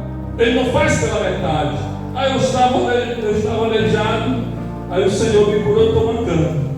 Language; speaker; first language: Portuguese; native; Portuguese